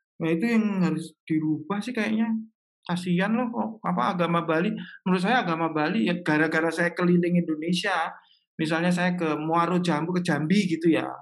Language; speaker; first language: Indonesian; native; Indonesian